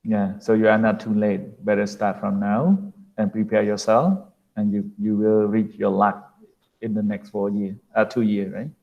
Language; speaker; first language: English; non-native, fluent; Khmer